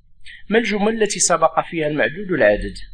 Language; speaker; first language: Arabic; native; Arabic